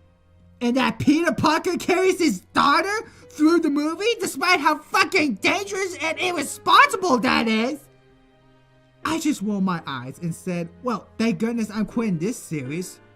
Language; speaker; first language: English; native; English